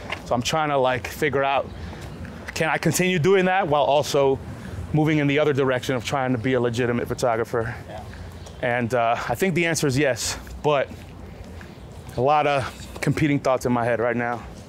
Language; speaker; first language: English; early bilingual, other home language; Spanish